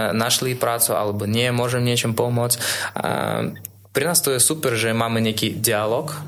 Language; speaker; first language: Slovak; non-native, fluent; Russian